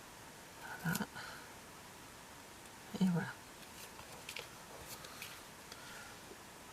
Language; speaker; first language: French; native; French